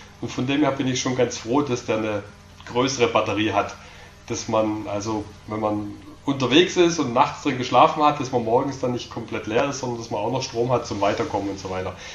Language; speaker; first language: German; native; German